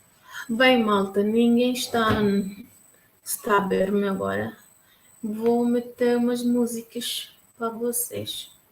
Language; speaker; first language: Portuguese; non-native, local second language; Tetum